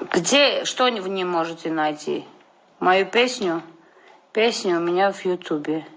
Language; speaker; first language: Russian; non-native, fluent; Armenian